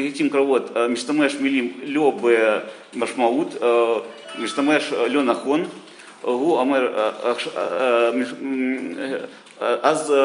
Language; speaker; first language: Hebrew; non-native, learner; Russian